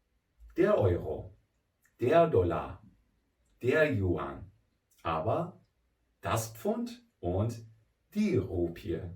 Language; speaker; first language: German; non-native, fluent; Persian